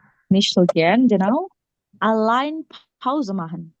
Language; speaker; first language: German; non-native, fluent; Indonesian